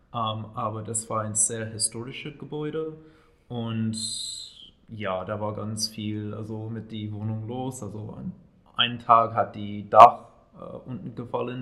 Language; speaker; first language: German; non-native, fluent; English